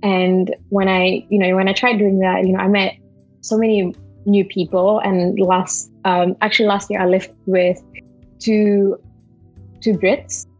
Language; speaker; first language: English; non-native, fluent; Malay